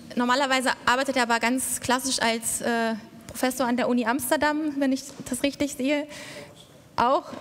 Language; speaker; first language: German; native; German